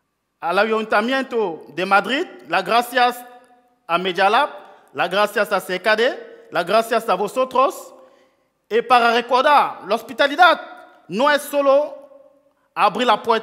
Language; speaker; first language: Spanish; non-native, fluent; French